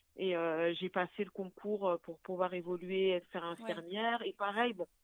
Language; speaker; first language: French; native; French